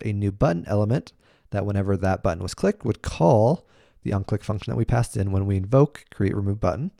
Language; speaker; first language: English; native; English